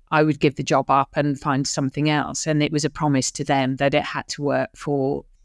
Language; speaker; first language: English; native; English